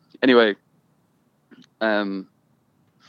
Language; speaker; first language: English; native; English